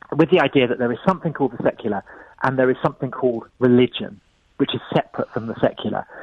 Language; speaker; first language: English; native; English